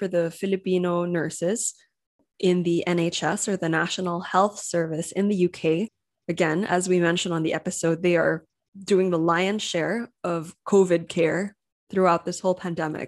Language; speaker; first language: English; non-native, local second language; Filipino